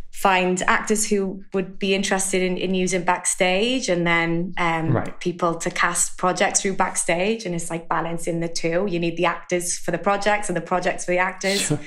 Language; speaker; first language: English; native; English